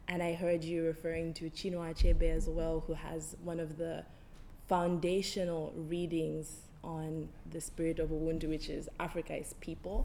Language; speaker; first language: English; non-native, local second language; Nyanja